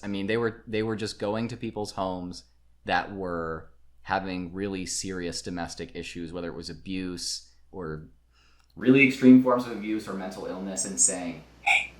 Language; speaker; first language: English; native; English